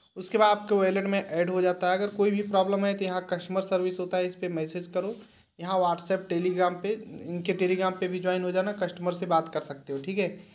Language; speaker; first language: Hindi; native; Hindi